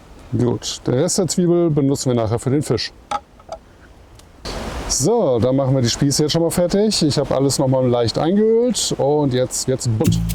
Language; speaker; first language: German; native; German